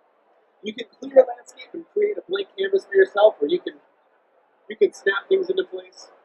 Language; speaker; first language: English; native; English